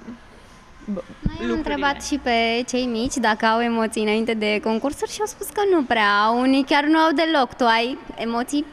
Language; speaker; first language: Romanian; native; Romanian